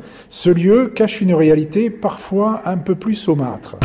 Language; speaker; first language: French; native; French